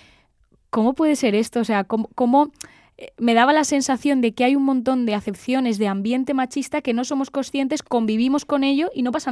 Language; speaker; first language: Spanish; native; Spanish